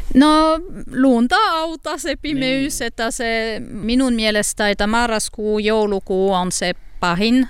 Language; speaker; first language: Finnish; non-native, learner; French